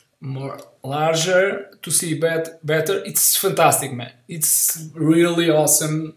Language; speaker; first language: English; non-native, learner; Portuguese